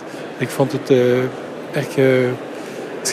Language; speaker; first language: Dutch; non-native, local second language; French